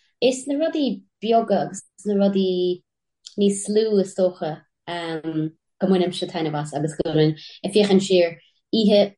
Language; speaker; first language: Irish; native; Irish